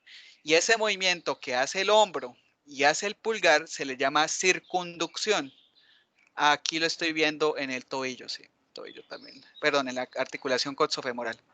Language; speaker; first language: Spanish; native; Spanish